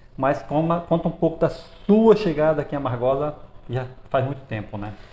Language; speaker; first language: Portuguese; native; Portuguese